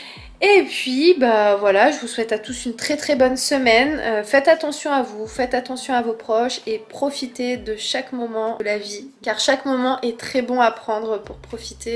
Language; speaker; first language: French; native; French